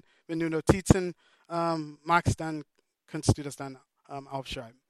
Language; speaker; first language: German; non-native, fluent; English